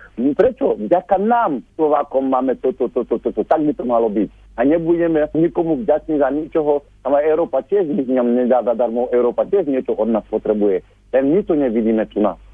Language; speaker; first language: Slovak; non-native, fluent; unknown